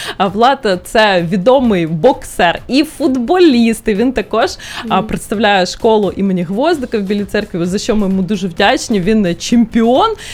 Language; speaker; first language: Ukrainian; native; Ukrainian